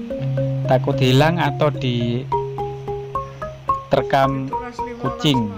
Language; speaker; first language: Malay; non-native, local second language; Javanese